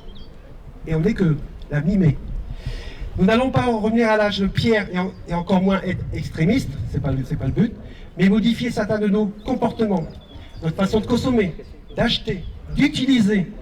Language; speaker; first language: French; native; French